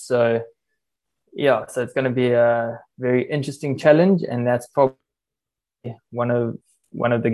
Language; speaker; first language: English; native; English